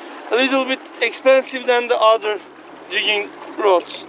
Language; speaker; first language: English; non-native, learner; Turkish